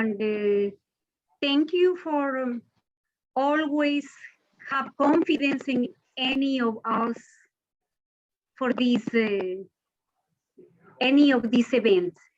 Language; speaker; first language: English; non-native, learner; Spanish